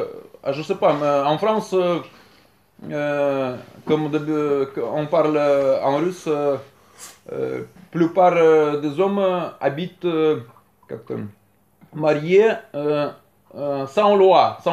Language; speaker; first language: French; non-native, learner; Russian